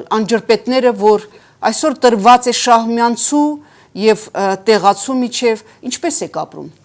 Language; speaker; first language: Armenian; native; Armenian